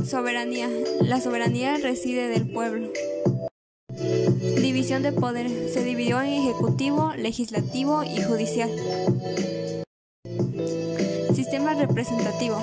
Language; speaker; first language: Spanish; native; Spanish